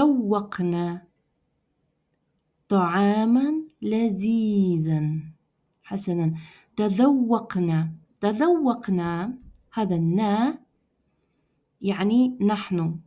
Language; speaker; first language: Arabic; non-native, fluent; Russian